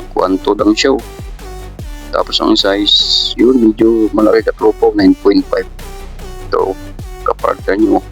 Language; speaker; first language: Filipino; native; Filipino